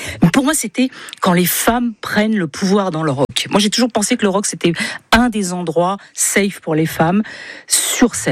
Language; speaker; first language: French; native; French